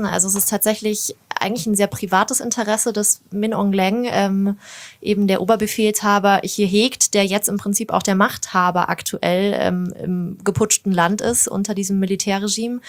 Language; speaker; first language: German; native; German